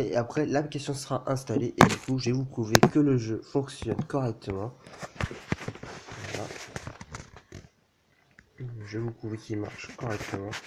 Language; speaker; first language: French; native; French